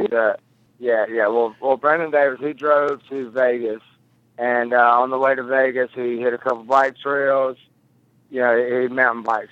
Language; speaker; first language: English; native; English